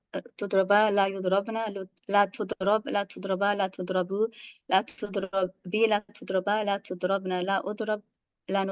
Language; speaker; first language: Arabic; non-native, learner; English